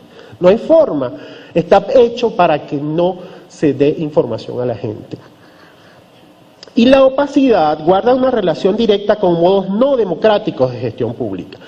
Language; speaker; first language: Spanish; native; Spanish